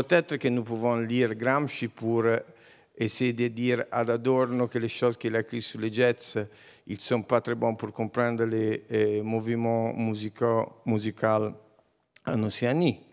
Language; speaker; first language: French; non-native, learner; Italian